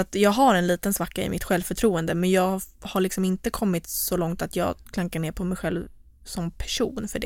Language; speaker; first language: Swedish; native; Swedish